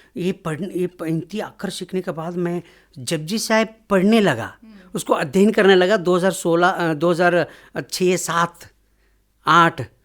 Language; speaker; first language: Hindi; non-native, local second language; Kannada